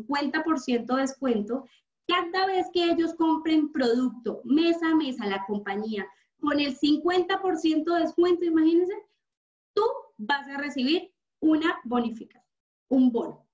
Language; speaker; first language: Spanish; native; Spanish